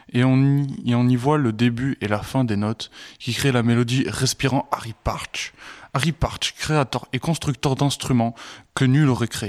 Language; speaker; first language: French; native; French